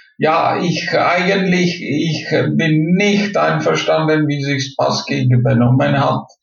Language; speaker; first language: German; non-native, fluent; Czech